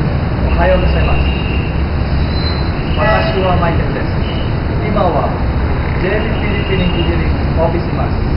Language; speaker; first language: Japanese; non-native, learner; Filipino